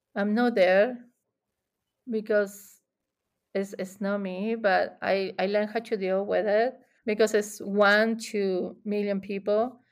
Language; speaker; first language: English; non-native, fluent; Spanish